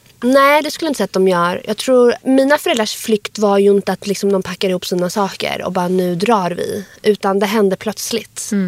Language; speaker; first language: Swedish; early bilingual, other home language; Arabic